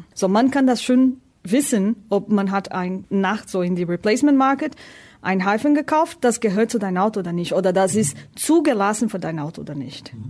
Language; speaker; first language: German; non-native, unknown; Portuguese